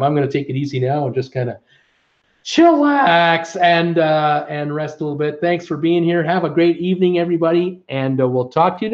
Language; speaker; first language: English; native; English